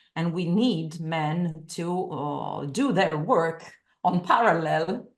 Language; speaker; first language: English; non-native, fluent; Italian